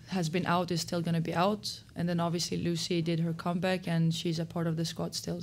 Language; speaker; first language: English; non-native, fluent; Swedish